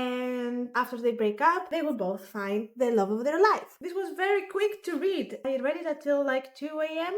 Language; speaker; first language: English; non-native, fluent; Greek